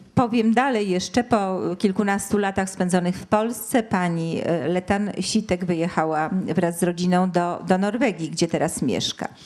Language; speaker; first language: Polish; native; Polish